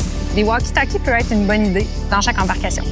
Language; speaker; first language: French; native; French